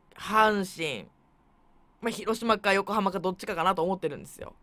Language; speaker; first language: Japanese; native; Japanese